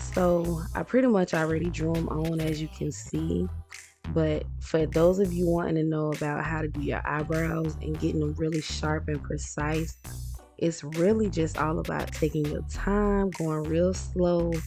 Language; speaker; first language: English; native; English